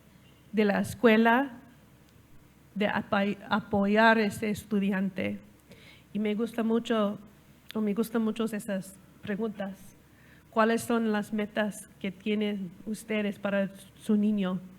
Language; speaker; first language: Spanish; non-native, learner; English